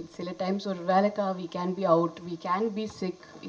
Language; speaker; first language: Tamil; non-native, fluent; Hindi